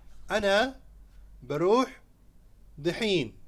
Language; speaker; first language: Arabic; non-native, fluent; Urdu